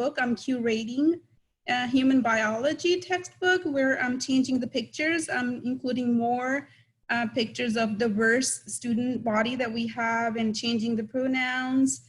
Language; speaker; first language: English; non-native, local second language; Punjabi